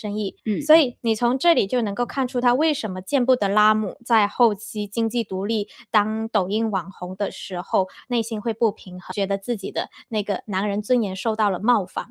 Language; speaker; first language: Chinese; native; Chinese